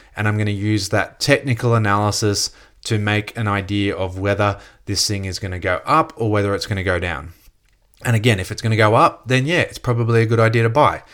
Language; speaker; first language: English; native; English